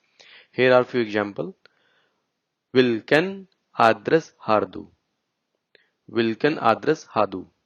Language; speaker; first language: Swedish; non-native, learner; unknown